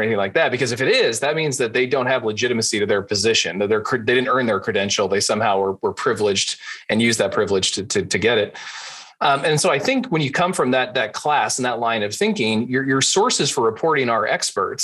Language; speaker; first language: English; native; English